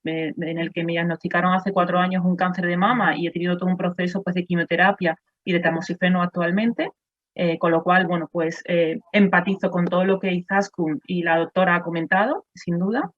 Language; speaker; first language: Spanish; native; Spanish